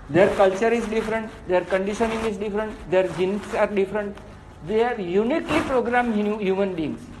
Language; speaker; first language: English; non-native, local second language; Gujarati